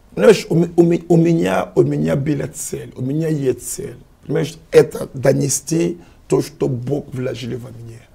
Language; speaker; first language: Russian; non-native, fluent; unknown